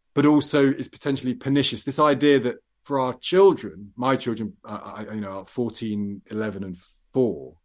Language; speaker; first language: English; native; English